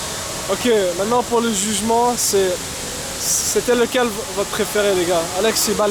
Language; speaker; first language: French; non-native, local second language; Arabic